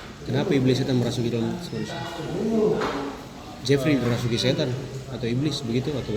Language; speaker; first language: Indonesian; native; Indonesian